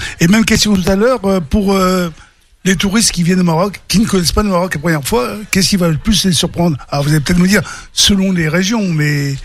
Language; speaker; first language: French; native; French